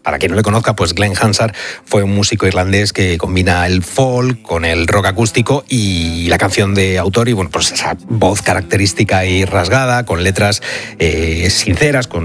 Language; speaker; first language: Spanish; native; Spanish